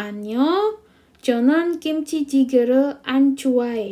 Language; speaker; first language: Korean; non-native, fluent; Indonesian